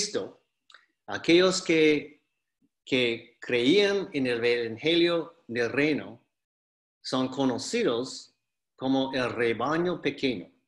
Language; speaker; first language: Spanish; non-native, fluent; English